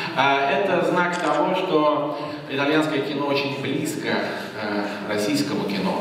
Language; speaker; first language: Russian; native; Russian